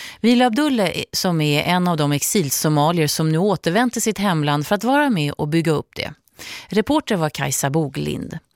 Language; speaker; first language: Swedish; native; Swedish